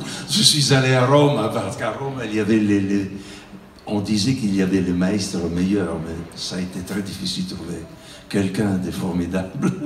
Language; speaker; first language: French; non-native, fluent; Italian